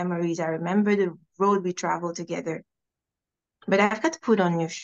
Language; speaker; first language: English; non-native, fluent; French